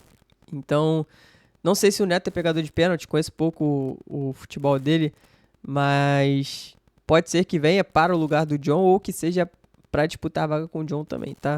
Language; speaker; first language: Portuguese; native; Portuguese